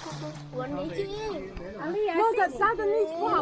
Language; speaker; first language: Chinese; non-native, learner; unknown